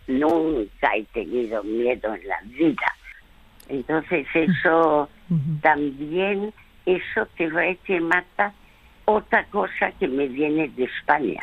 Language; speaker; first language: Spanish; early bilingual, other home language; French